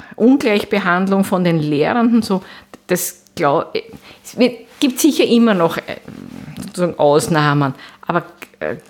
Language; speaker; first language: German; native; German